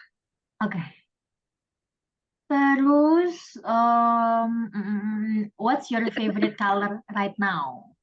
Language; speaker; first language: English; non-native, fluent; Indonesian